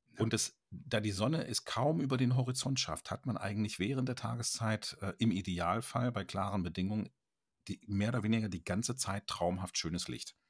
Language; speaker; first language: German; native; German